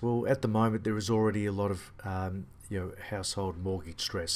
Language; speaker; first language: English; native; English